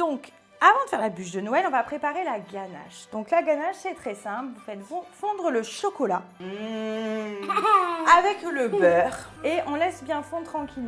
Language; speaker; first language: French; native; French